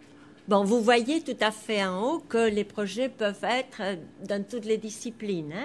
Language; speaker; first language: French; non-native, fluent; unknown